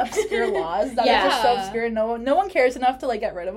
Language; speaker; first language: English; early bilingual, other home language; Spanish